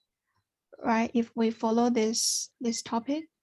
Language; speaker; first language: English; non-native, learner; Chinese